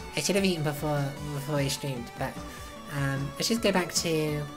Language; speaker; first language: English; native; English